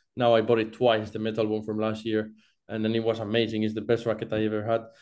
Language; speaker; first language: English; non-native, fluent; Spanish